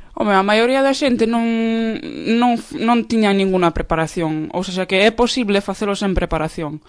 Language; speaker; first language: Galician; non-native, fluent; Polish